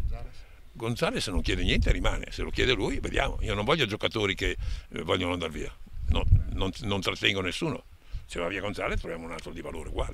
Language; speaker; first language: Italian; native; Italian